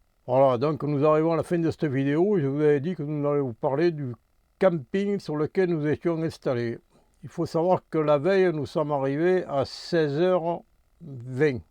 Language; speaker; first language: French; native; French